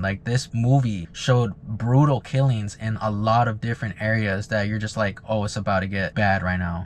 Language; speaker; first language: English; native; English